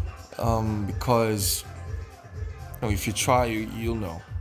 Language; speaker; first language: English; non-native, fluent; Korean